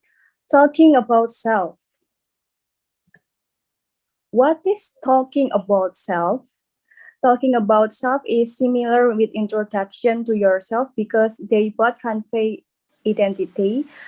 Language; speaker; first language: English; non-native, learner; Indonesian